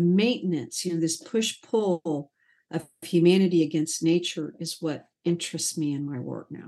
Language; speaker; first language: English; native; English